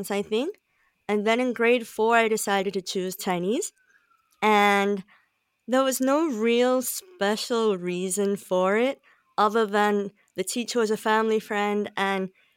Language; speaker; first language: English; native; English